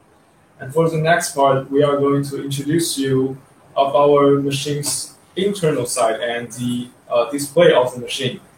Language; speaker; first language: English; non-native, learner; Chinese